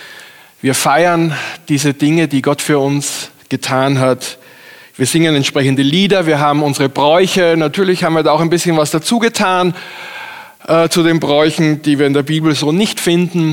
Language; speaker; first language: German; native; German